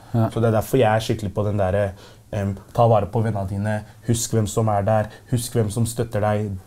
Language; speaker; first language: Norwegian; early bilingual, other home language; Arabic